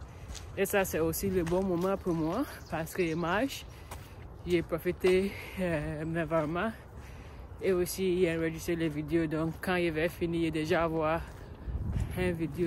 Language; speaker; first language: French; non-native, learner; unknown